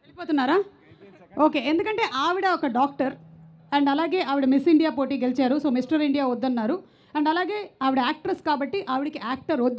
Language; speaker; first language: Telugu; native; Telugu